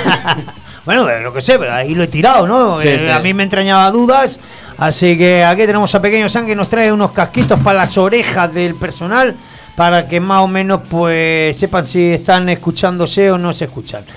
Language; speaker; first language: Spanish; native; Spanish